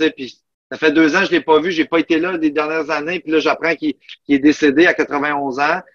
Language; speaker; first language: French; native; French